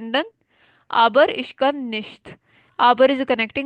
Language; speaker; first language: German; non-native, fluent; Urdu